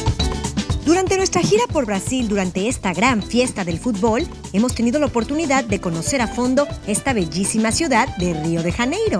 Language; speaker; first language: Spanish; native; Spanish